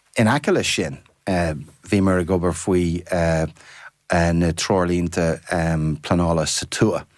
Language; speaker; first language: Irish; non-native, fluent; English